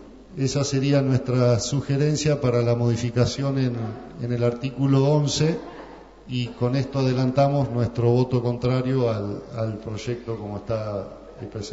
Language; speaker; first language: Spanish; native; Spanish